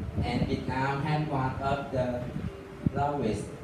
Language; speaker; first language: English; non-native, learner; Vietnamese